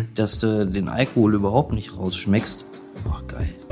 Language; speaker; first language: German; native; German